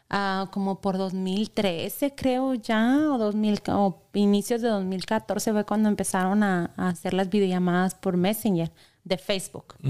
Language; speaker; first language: Spanish; native; Spanish